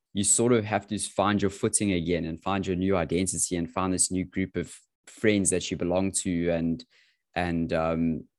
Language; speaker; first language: English; native; English